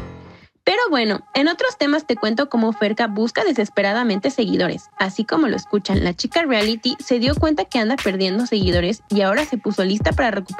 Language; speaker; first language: Spanish; native; Spanish